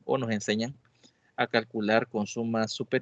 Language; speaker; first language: Spanish; native; Spanish